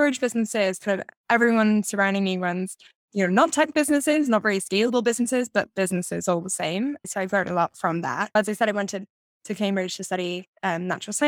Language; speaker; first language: English; native; English